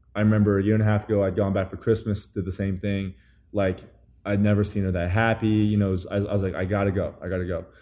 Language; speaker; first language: English; early bilingual, other home language; Chinese